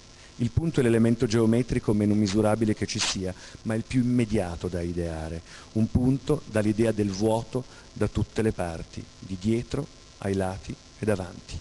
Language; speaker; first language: Italian; native; Italian